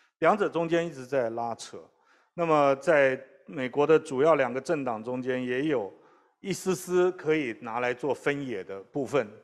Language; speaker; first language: Chinese; native; Chinese